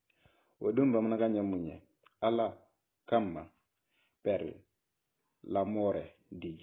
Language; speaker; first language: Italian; non-native, learner; Bambara